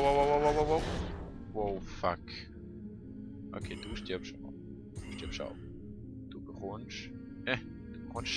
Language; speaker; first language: German; native; German